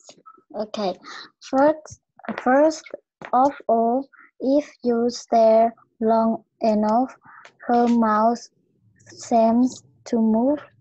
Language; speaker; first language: English; non-native, learner; Vietnamese